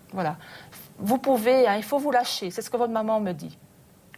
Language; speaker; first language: French; native; French